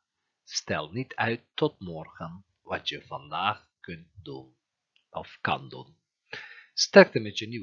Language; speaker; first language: Dutch; non-native, fluent; Turkish